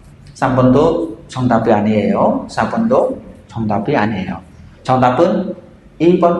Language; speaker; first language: Korean; non-native, fluent; Khmer